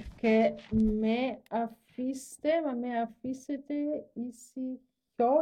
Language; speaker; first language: Greek; non-native, learner; German